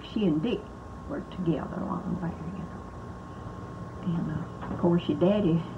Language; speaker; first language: English; native; English